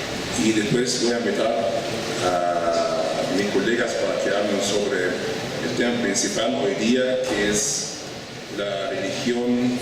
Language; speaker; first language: Spanish; non-native, fluent; Arabic